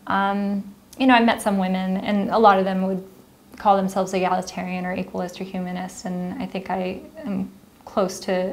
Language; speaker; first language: English; native; English